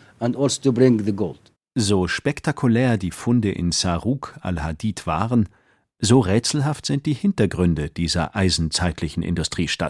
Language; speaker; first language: German; native; German